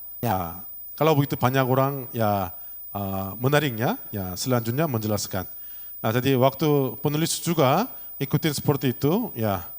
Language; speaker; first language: Indonesian; non-native, learner; Korean